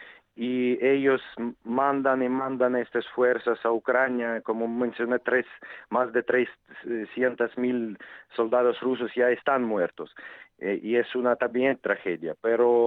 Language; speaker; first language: Spanish; non-native, fluent; Ukrainian